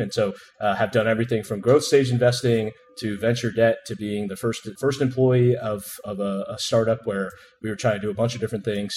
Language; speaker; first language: English; native; English